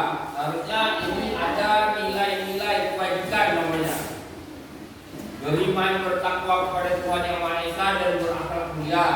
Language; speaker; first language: Indonesian; native; Indonesian